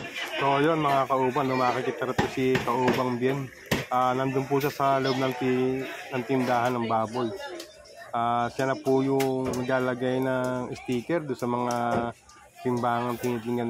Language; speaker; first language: Filipino; non-native, local second language; Cebuano